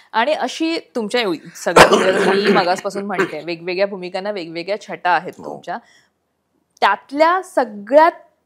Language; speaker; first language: Marathi; native; Marathi